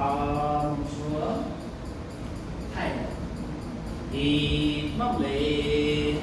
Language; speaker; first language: Vietnamese; non-native, learner; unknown